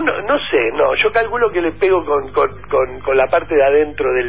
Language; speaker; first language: Spanish; native; Spanish